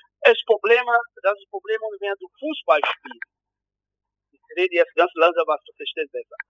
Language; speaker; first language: German; non-native, learner; Portuguese